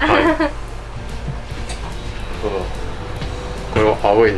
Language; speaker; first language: Japanese; non-native, fluent; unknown